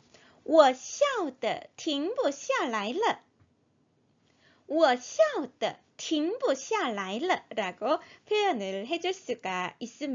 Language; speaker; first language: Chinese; non-native, fluent; Korean